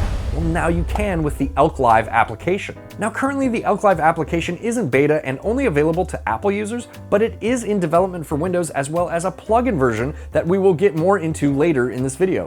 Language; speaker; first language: English; native; English